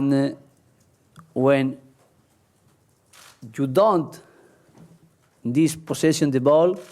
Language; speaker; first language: English; non-native, learner; Spanish